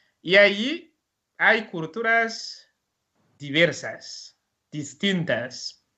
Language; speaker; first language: Spanish; non-native, fluent; Rundi